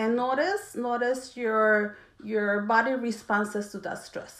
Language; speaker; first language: English; early bilingual, other home language; Spanish